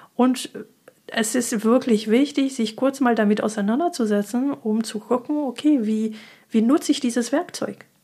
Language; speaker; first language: German; non-native, fluent; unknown